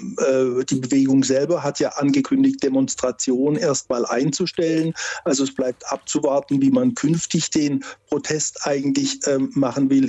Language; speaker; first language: German; native; German